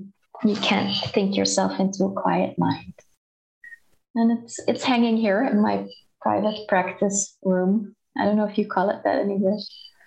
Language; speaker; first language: English; non-native, fluent; Dutch